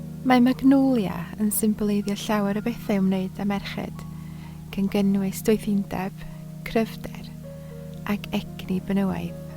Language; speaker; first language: Welsh; native; Welsh